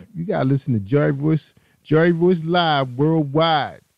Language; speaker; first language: English; native; English